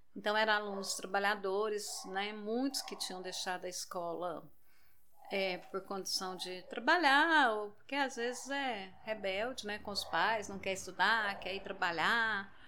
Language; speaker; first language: Portuguese; native; Portuguese